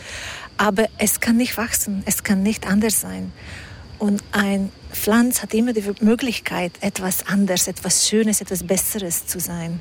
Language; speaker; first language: German; non-native, fluent; Hungarian